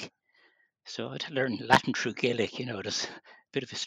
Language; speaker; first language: English; native; English